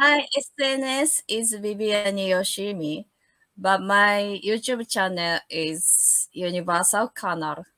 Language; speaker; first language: English; non-native, learner; Japanese